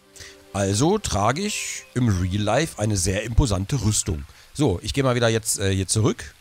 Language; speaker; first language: German; native; German